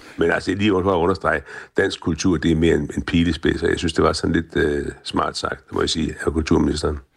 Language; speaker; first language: Danish; native; Danish